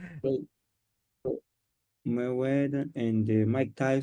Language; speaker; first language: English; non-native, learner; Portuguese